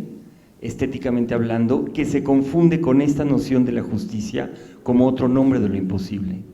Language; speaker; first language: Spanish; native; Spanish